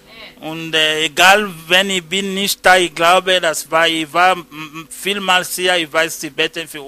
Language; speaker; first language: German; non-native, learner; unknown